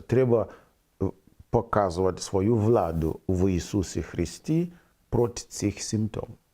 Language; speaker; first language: Ukrainian; non-native, fluent; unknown